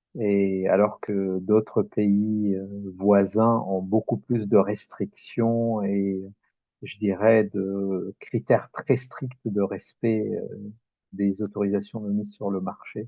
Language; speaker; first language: French; native; French